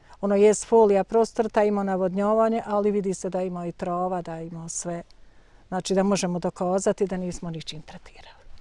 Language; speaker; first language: Croatian; native; Croatian